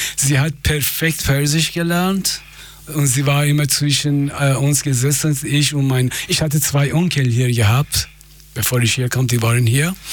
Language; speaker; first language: German; non-native, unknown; Persian